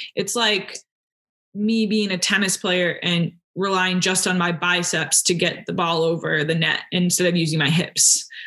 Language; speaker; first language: English; native; English